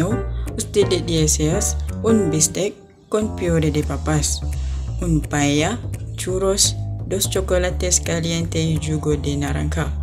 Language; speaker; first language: Spanish; non-native, learner; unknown